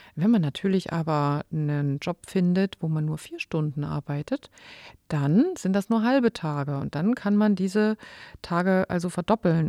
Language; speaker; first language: German; native; German